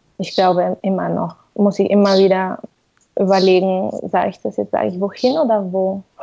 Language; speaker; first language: German; non-native, fluent; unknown